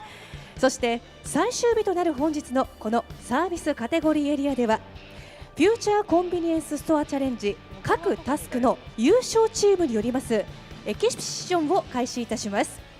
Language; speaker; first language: Japanese; native; Japanese